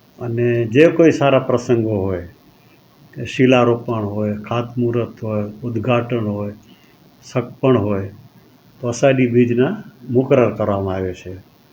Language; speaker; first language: Gujarati; non-native, local second language; Kachhi